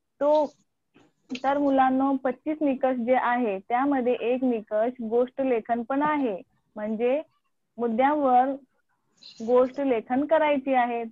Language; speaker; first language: Marathi; non-native, local second language; Urdu